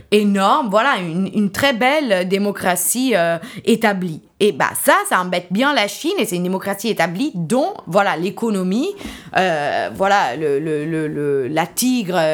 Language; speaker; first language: French; non-native, fluent; Italian